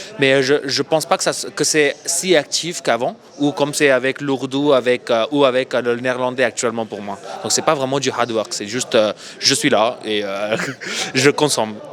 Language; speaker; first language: French; non-native, fluent; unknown